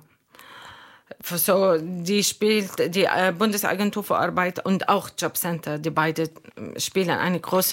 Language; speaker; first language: German; non-native, fluent; Arabic